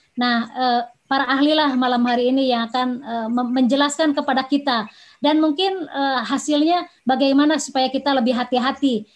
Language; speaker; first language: Indonesian; native; Indonesian